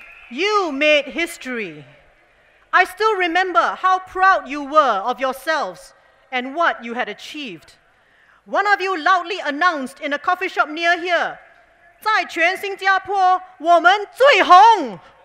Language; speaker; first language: English; native; English